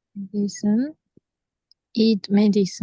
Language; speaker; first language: English; non-native, learner; Japanese